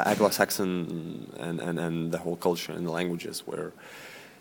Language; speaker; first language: English; non-native, fluent; Lithuanian